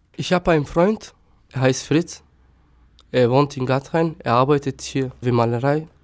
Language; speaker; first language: German; non-native, fluent; Turkish